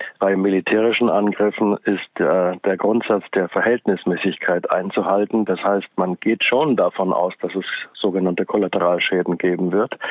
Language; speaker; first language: German; native; German